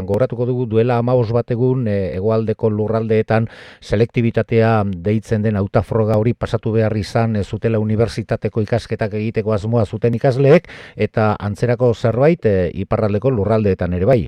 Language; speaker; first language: Basque; native; Basque